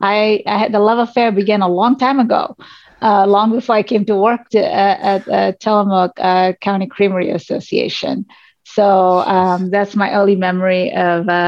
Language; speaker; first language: English; non-native, local second language; Tamil